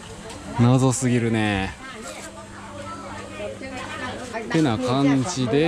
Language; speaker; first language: Japanese; native; Japanese